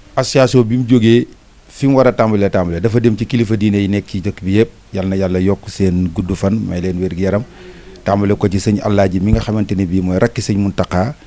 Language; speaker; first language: Wolof; native; Wolof